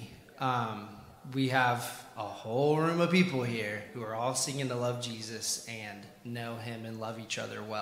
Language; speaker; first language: English; native; English